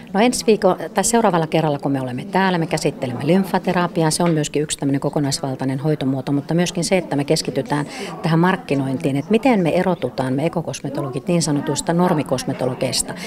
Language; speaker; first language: Finnish; native; Finnish